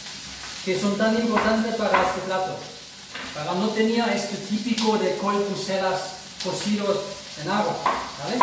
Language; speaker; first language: Spanish; non-native, fluent; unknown